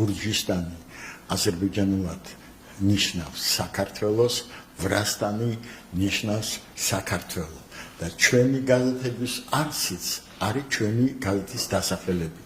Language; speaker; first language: Georgian; non-native, local second language; Azerbaijani